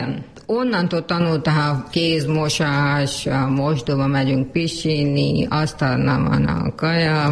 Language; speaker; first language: Hungarian; non-native, learner; Urdu